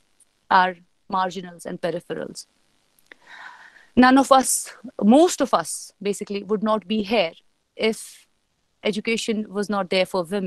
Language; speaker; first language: English; non-native, local second language; Kashmiri